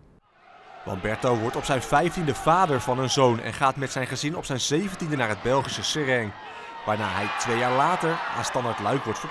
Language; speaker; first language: Dutch; native; Dutch